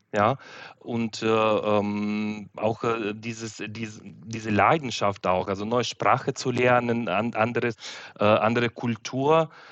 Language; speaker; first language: German; non-native, fluent; Ukrainian